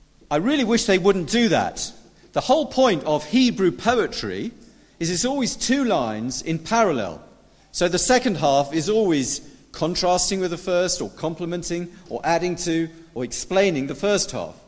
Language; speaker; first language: English; native; English